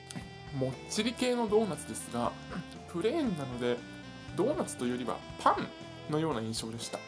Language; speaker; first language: Japanese; native; Japanese